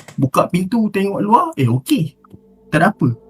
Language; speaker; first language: Malay; native; Malay